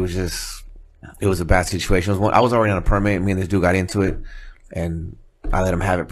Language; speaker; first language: English; native; English